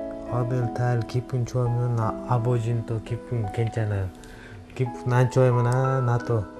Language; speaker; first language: Korean; non-native, learner; Kyrgyz